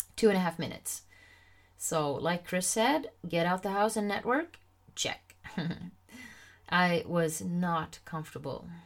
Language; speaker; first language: English; non-native, fluent; Swedish